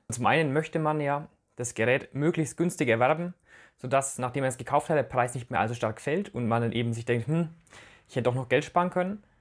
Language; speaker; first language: German; native; German